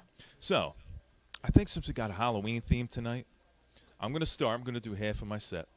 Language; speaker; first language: English; native; English